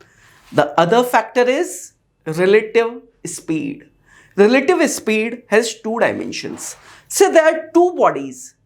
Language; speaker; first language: English; non-native, local second language; Hindi